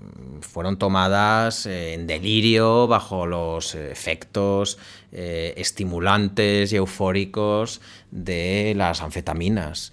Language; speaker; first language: Spanish; native; Spanish